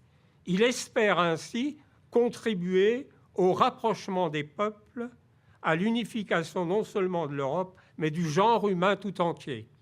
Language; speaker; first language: French; native; French